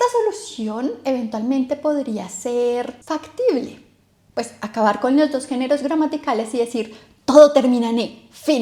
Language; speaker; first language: Spanish; native; Spanish